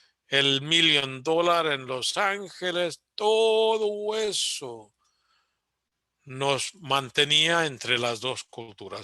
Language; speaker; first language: Spanish; early bilingual, heritage; Spanish